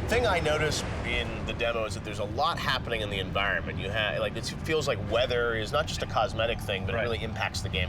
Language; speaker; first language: English; native; English